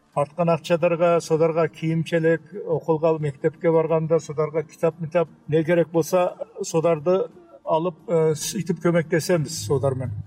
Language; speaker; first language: Kazakh; early bilingual, heritage; Kazakh